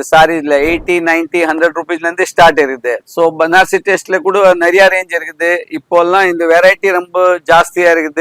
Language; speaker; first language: Tamil; non-native, fluent; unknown